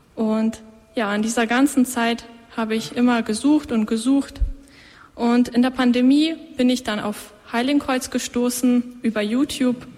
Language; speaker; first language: German; native; German